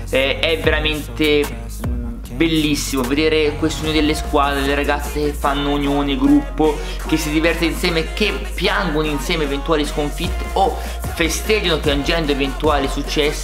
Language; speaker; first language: Italian; native; Italian